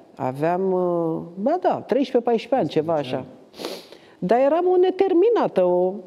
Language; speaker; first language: Romanian; native; Romanian